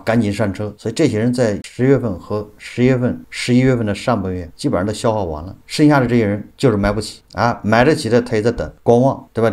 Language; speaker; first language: Chinese; native; Chinese